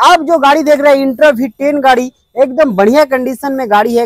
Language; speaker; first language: Hindi; non-native, local second language; Bangla